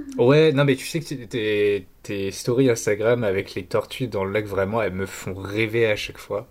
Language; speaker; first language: French; native; French